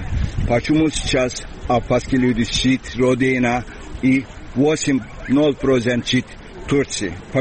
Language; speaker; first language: Russian; non-native, learner; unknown